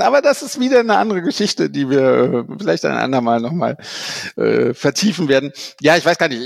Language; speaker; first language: German; native; German